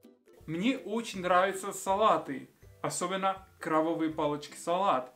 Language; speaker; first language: Russian; non-native, fluent; Spanish